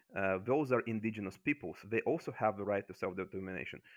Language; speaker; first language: English; non-native, fluent; Azerbaijani